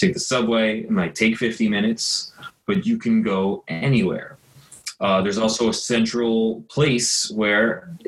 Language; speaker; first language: English; native; English